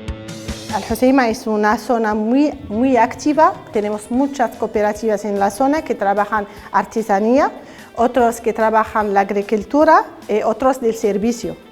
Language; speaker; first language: Spanish; non-native, learner; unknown